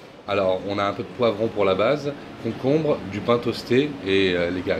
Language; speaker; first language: French; native; French